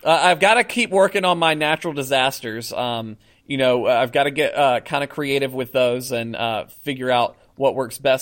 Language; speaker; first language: English; native; English